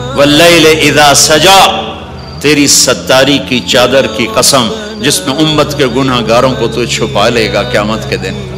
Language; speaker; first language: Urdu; non-native, local second language; Punjabi